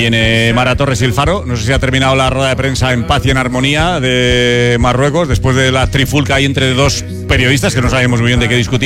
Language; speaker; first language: Spanish; native; Spanish